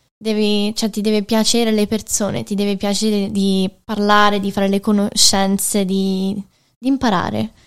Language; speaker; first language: Italian; early bilingual, heritage; English